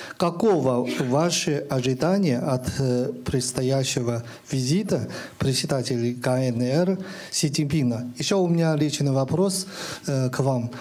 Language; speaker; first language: Russian; non-native, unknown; Chinese